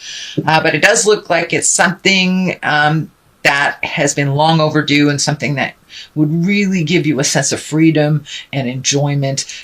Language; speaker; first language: English; native; English